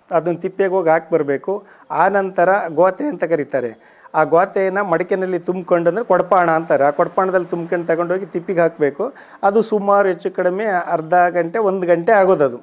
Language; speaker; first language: Kannada; native; Kannada